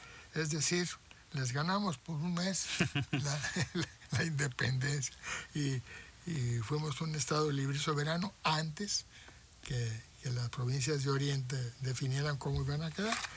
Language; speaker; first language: Spanish; native; Spanish